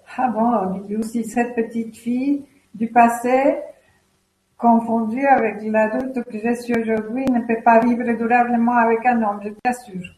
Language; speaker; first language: French; non-native, fluent; Spanish